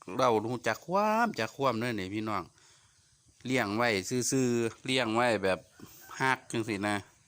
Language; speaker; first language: Thai; native; Thai